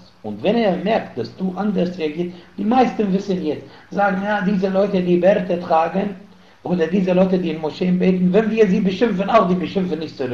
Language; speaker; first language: German; non-native, fluent; Arabic